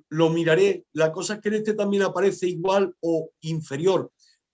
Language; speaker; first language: Spanish; native; Spanish